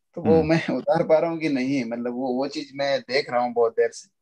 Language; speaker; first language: Hindi; native; Hindi